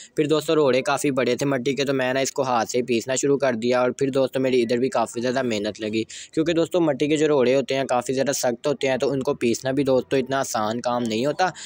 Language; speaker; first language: Urdu; native; Urdu